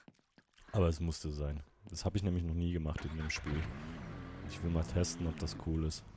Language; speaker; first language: German; native; German